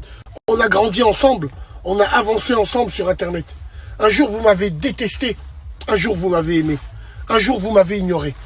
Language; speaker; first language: French; native; French